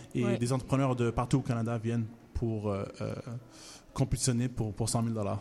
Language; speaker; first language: French; native; French